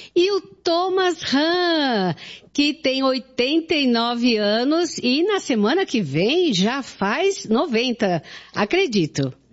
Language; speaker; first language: Portuguese; native; Portuguese